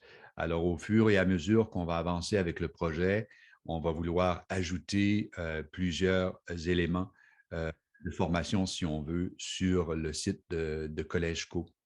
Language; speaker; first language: French; native; French